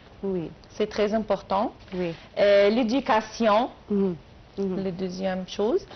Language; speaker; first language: French; non-native, learner; Arabic